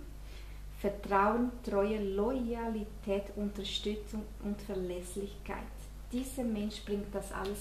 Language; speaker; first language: German; non-native, fluent; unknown